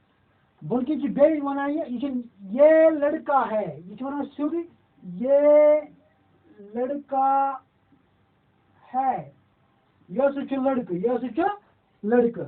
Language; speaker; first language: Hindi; non-native, local second language; Kashmiri